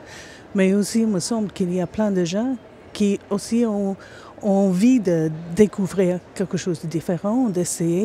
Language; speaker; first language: French; non-native, fluent; English